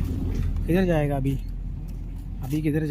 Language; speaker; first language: Hindi; non-native, local second language; Malayalam